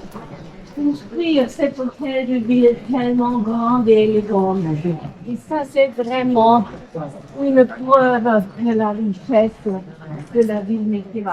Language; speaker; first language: French; non-native, fluent; German